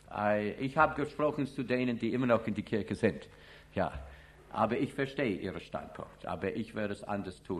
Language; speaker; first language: German; non-native, fluent; English